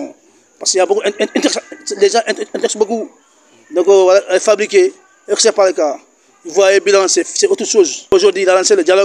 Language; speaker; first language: French; non-native, local second language; Wolof